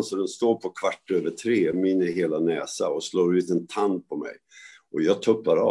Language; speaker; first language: Swedish; native; Swedish